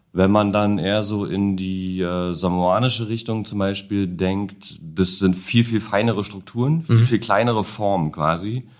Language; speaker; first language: German; native; German